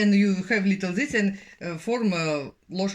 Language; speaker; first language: English; non-native, learner; Russian